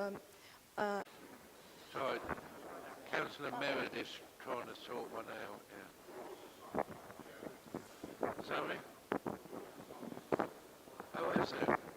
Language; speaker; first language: English; native; English